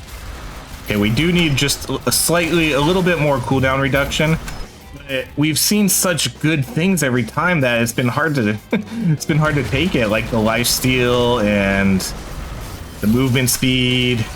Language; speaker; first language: English; native; English